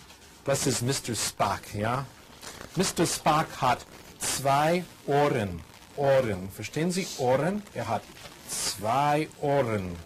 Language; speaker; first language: German; non-native, fluent; English